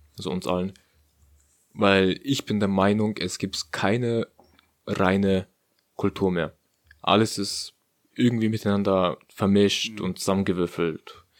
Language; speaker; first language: German; early bilingual, other home language; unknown